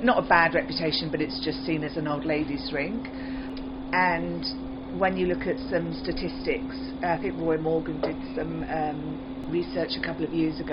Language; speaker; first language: English; native; English